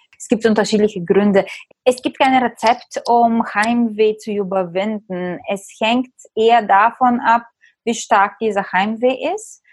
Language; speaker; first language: German; non-native, fluent; Bulgarian